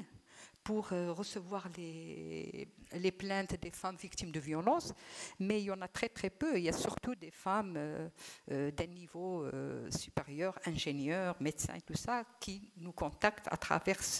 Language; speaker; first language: French; non-native, local second language; Arabic